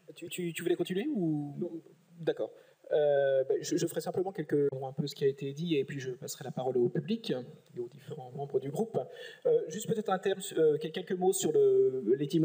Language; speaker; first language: French; native; French